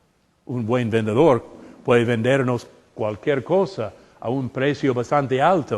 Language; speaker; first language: Spanish; non-native, fluent; English